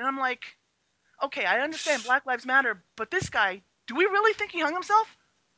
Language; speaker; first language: English; early bilingual, other home language; Chinese